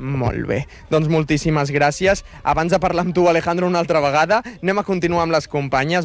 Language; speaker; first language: Catalan; native; Catalan